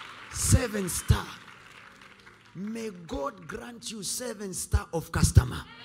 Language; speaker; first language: English; non-native, local second language; Swahili